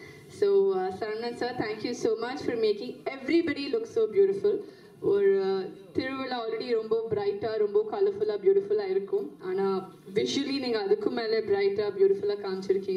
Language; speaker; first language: Tamil; non-native, fluent; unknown